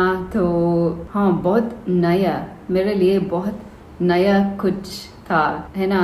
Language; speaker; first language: Hindi; non-native, learner; English